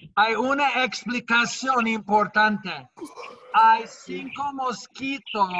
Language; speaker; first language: Spanish; non-native, fluent; English